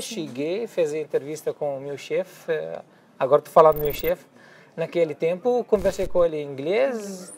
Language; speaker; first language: Portuguese; non-native, learner; Arabic